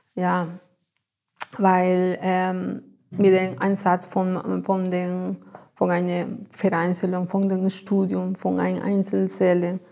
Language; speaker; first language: German; non-native, fluent; Spanish